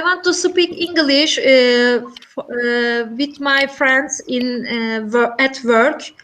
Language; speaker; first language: English; non-native, learner; Turkish